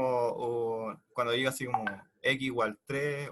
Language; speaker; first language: Spanish; native; Spanish